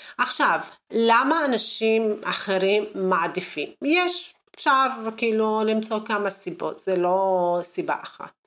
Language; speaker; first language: Hebrew; non-native, local second language; Arabic